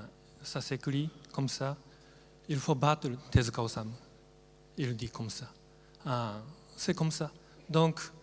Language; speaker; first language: French; non-native, learner; Japanese